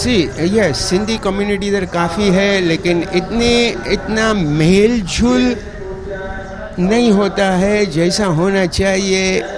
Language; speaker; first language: Hindi; non-native, local second language; Sindhi